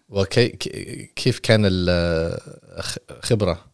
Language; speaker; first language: Arabic; non-native, learner; English